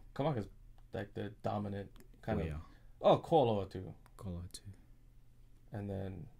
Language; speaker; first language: English; non-native, fluent; Japanese